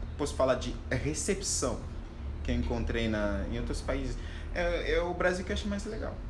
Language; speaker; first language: Portuguese; non-native, fluent; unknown